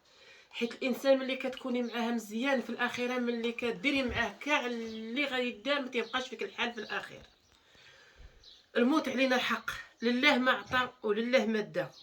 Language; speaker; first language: Arabic; native; Arabic